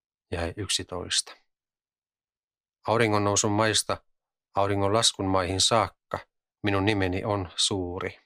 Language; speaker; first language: Finnish; native; Finnish